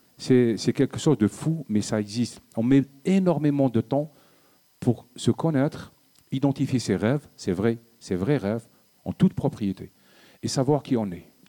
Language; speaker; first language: French; non-native, local second language; Arabic